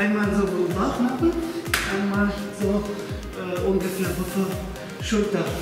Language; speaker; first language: German; non-native, learner; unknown